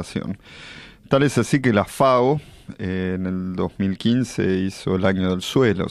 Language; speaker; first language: Spanish; native; Spanish